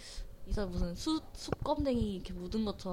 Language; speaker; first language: Korean; non-native, learner; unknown